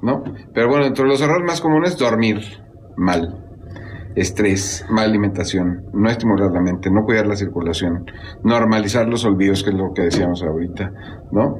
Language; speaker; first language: Spanish; native; Spanish